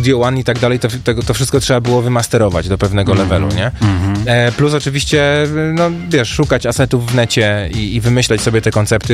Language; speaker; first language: Polish; native; Polish